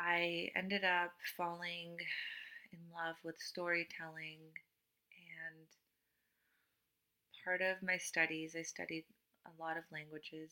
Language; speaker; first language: English; non-native, fluent; Romanian